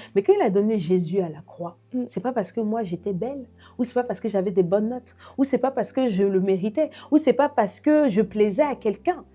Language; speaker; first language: French; early bilingual, other home language; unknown